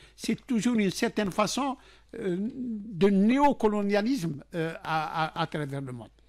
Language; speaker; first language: French; non-native, local second language; Arabic